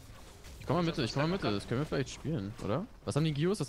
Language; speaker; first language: German; native; German